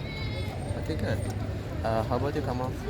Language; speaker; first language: English; non-native, fluent; Indonesian